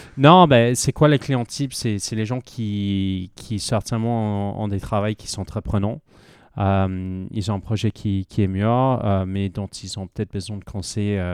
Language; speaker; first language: French; non-native, fluent; English